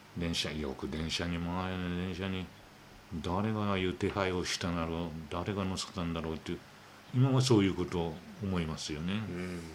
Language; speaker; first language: Japanese; native; Japanese